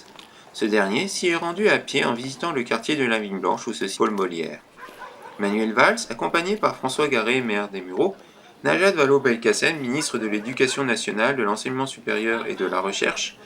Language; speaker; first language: French; native; French